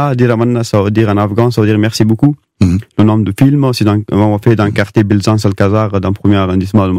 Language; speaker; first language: French; non-native, learner; Pashto